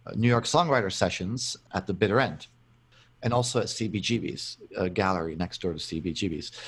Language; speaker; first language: English; native; English